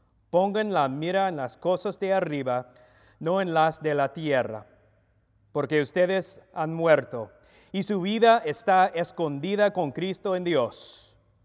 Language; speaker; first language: Spanish; non-native, learner; English